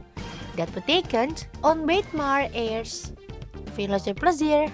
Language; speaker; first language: Dutch; non-native, learner; Indonesian